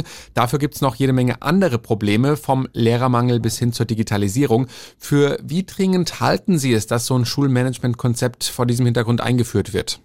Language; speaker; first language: German; native; German